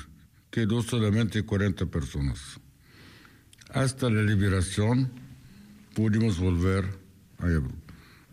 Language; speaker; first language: Spanish; non-native, fluent; Arabic